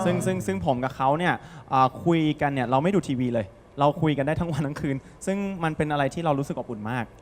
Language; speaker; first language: Thai; non-native, fluent; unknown